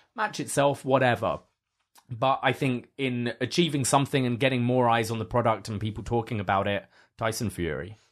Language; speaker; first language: English; native; English